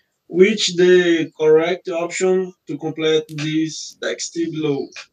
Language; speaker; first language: English; non-native, learner; Portuguese